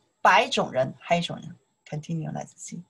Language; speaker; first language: English; non-native, learner; Chinese